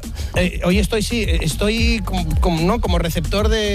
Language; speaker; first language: Spanish; native; Spanish